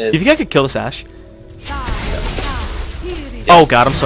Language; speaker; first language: English; native; English